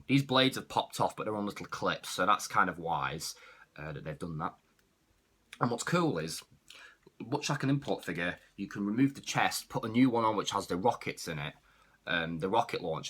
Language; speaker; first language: English; native; English